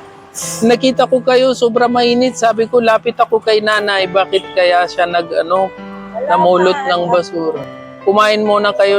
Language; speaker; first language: Filipino; non-native, learner; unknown